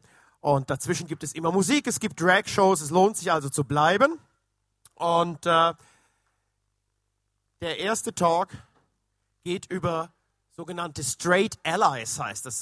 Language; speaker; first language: German; native; German